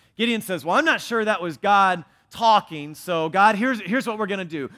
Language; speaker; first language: English; native; English